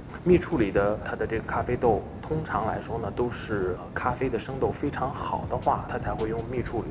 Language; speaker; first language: Chinese; native; Chinese